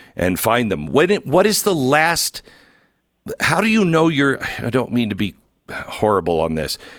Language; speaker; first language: English; native; English